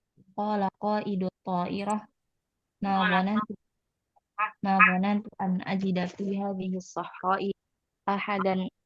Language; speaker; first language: Arabic; non-native, learner; Indonesian